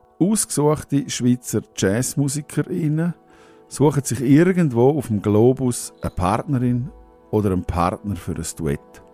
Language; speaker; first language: German; native; German